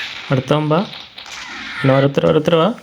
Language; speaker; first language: Malayalam; native; Malayalam